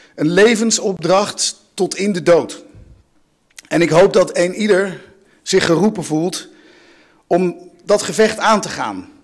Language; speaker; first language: Dutch; native; Dutch